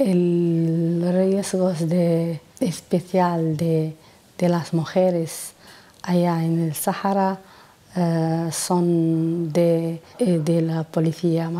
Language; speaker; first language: Spanish; non-native, learner; Arabic